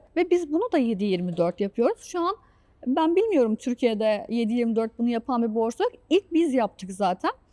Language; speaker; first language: Turkish; native; Turkish